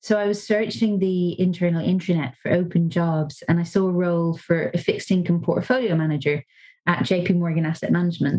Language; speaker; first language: English; native; English